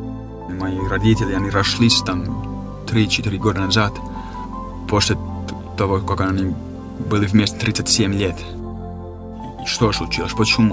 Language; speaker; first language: Russian; non-native, fluent; Finnish